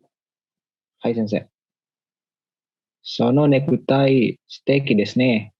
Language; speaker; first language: Japanese; non-native, learner; Indonesian